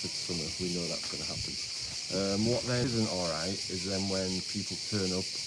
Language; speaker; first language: English; native; English